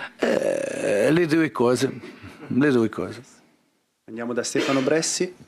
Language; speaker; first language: Italian; non-native, learner; Portuguese